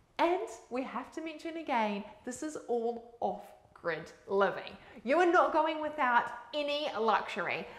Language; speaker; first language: English; native; English